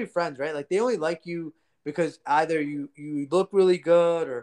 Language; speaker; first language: English; early bilingual, other home language; Gujarati